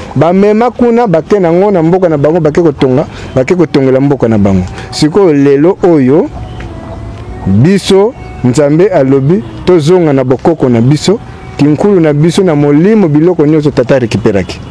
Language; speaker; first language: Lingala; non-native, local second language; Kongo